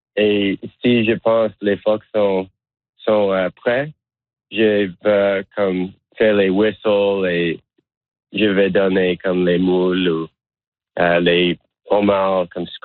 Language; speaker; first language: French; non-native, learner; English